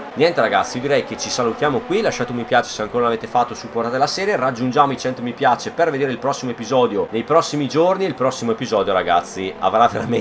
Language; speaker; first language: Italian; native; Italian